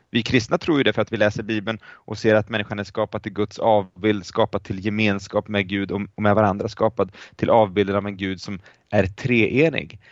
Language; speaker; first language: Swedish; native; Swedish